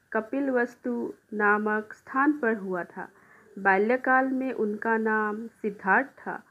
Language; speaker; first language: Hindi; non-native, local second language; Assamese